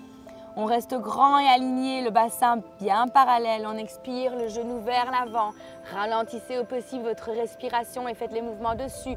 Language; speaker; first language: French; native; French